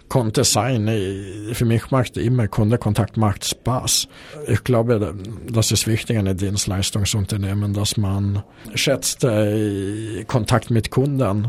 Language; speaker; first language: German; non-native, fluent; Swedish